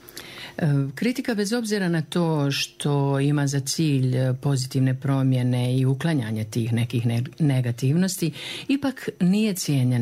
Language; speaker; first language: Serbian; native; Serbian